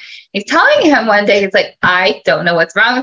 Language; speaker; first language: English; native; English